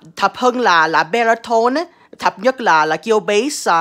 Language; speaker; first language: Vietnamese; early bilingual, heritage; Vietnamese